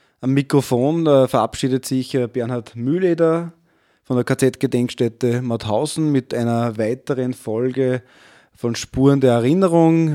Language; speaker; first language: German; native; German